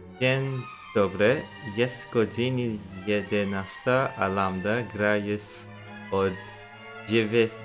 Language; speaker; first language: Polish; non-native, learner; English